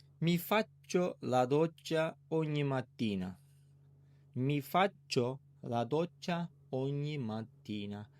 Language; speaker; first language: Italian; non-native, learner; Turkish